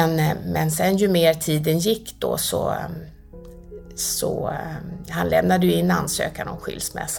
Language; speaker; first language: Swedish; native; Swedish